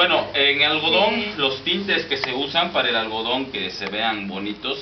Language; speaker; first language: Spanish; native; Spanish